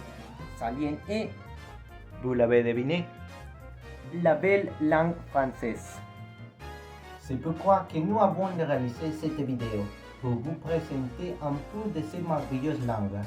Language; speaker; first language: French; non-native, learner; Spanish